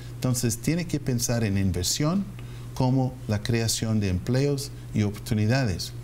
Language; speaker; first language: Spanish; non-native, fluent; English